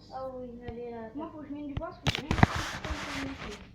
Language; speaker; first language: French; native; French